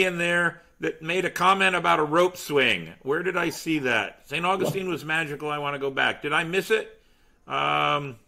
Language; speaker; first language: English; native; English